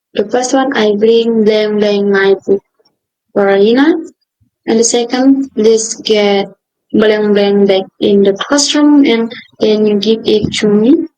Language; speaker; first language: English; non-native, local second language; Indonesian